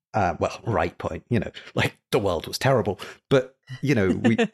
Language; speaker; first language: English; native; English